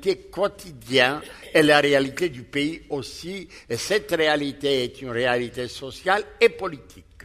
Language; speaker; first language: French; non-native, fluent; Greek